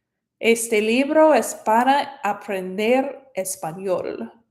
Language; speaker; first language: Spanish; non-native, fluent; English